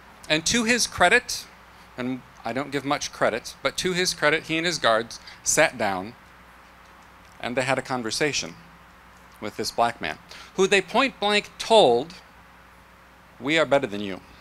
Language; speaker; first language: English; native; English